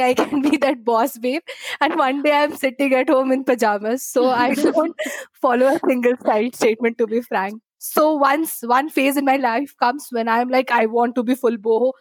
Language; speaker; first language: English; non-native, local second language; Bangla